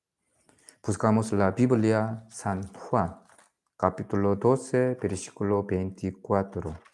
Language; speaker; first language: Spanish; non-native, learner; Korean